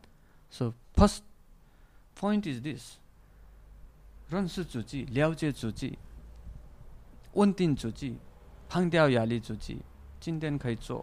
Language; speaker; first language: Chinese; non-native, fluent; Nepali